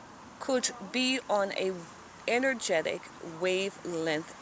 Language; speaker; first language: English; native; English